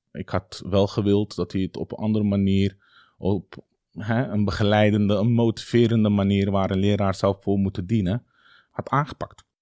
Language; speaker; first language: Dutch; early bilingual, other home language; Turkish